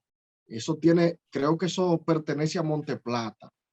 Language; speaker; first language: Spanish; native; Spanish